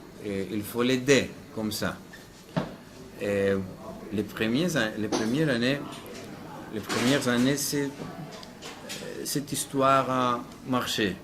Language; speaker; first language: French; non-native, fluent; Greek